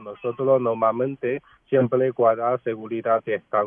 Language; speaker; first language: Spanish; non-native, learner; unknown